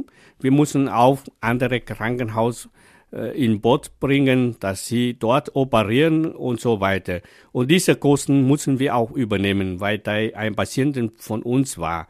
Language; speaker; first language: German; non-native, fluent; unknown